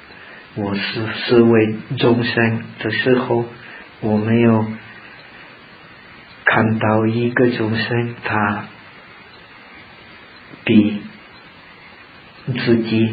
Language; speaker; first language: Chinese; non-native, fluent; Czech